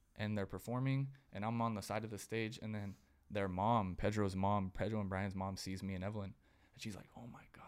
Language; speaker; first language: English; native; English